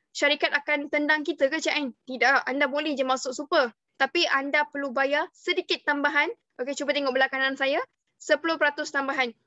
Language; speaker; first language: Malay; native; Malay